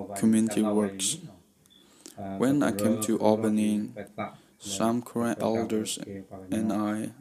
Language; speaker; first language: English; non-native, fluent; Burmese